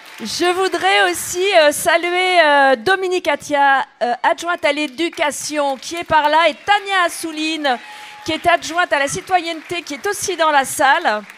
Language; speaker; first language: French; native; French